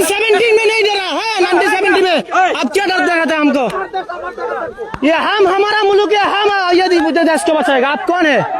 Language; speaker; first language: Hindi; non-native, local second language; Bangla